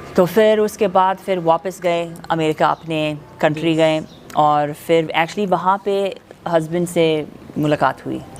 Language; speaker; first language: Hindi; non-native, fluent; English